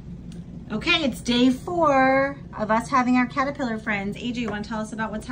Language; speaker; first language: English; native; English